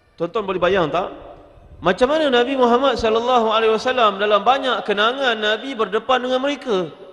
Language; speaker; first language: Malay; native; Malay